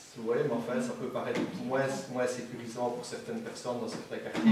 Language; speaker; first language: French; native; French